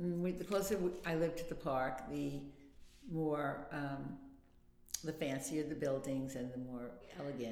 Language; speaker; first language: English; native; English